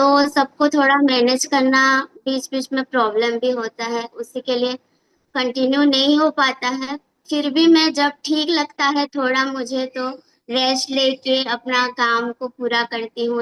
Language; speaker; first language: Hindi; non-native, local second language; Odia